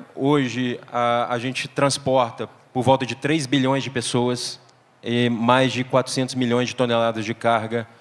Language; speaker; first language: Portuguese; native; Portuguese